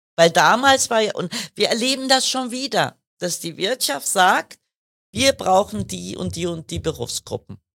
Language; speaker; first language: German; early bilingual, other home language; Kurdish